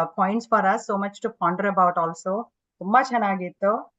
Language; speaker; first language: English; non-native, local second language; Kannada